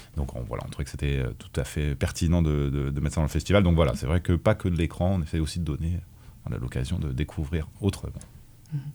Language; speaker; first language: French; native; French